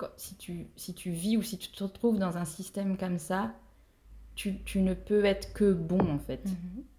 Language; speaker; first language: French; native; French